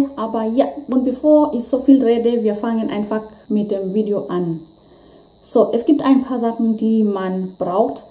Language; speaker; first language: German; non-native, fluent; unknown